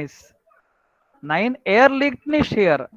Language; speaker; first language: German; non-native, learner; Marathi